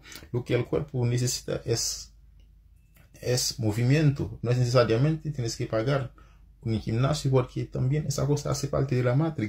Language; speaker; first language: Spanish; non-native, fluent; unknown